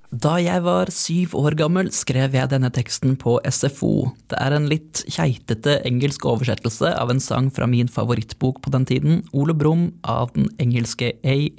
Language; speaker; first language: Norwegian; native; Norwegian